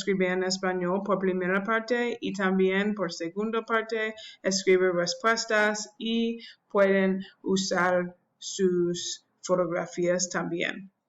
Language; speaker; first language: Spanish; non-native, learner; English